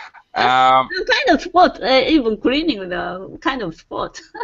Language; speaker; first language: English; non-native, learner; Japanese